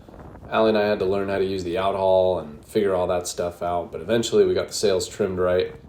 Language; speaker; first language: English; native; English